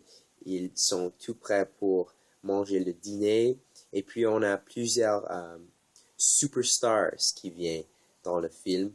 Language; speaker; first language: French; non-native, learner; English